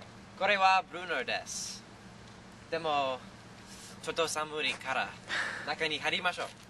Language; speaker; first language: Japanese; non-native, learner; English